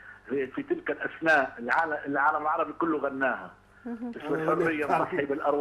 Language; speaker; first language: Arabic; native; Arabic